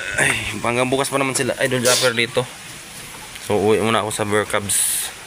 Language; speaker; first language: Filipino; non-native, local second language; Masbatenyo